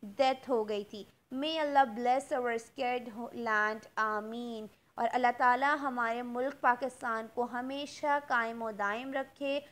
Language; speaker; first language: Urdu; native; Urdu